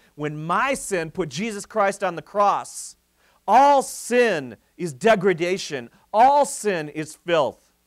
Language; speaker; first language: English; native; English